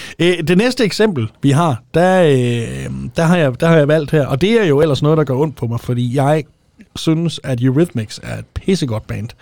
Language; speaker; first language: Danish; native; Danish